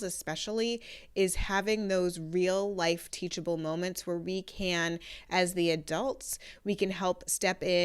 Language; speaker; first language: English; native; English